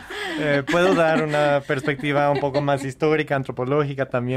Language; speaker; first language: Spanish; non-native, fluent; English